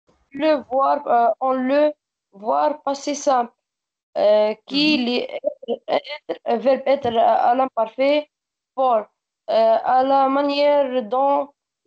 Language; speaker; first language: French; non-native, learner; Arabic